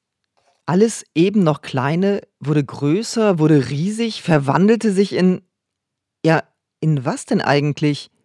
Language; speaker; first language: German; native; German